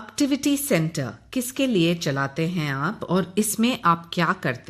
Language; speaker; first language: Hindi; native; Hindi